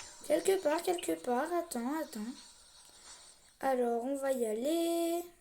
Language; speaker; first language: French; native; French